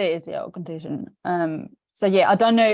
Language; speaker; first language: English; native; English